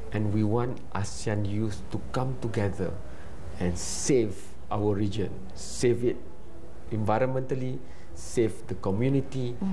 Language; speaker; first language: English; non-native, local second language; Malay